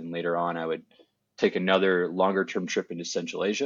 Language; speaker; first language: English; native; English